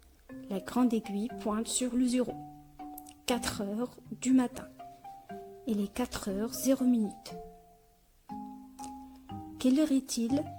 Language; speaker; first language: French; non-native, local second language; Arabic